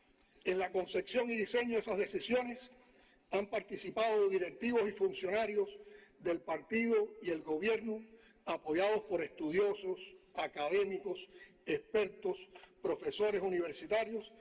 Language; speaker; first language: Spanish; native; Spanish